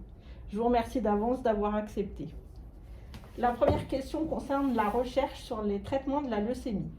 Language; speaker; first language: French; native; French